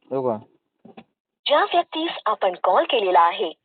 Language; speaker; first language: Marathi; native; Marathi